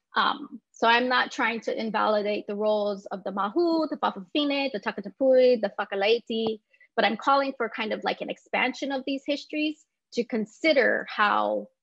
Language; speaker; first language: English; native; English